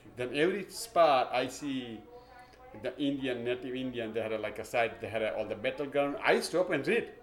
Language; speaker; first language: English; non-native, local second language; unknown